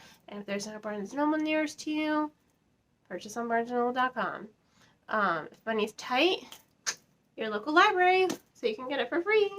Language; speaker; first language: English; native; English